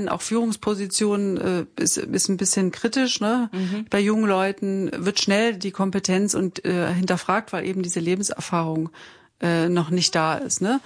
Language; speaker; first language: German; native; German